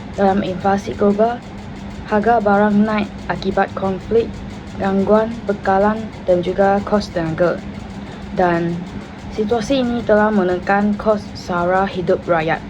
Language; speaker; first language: Malay; non-native, local second language; Chinese